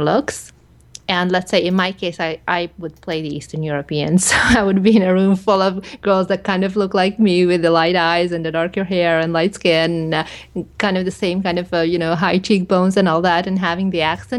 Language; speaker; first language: English; early bilingual, other home language; Hungarian